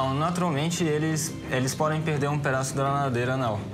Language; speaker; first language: Portuguese; native; Portuguese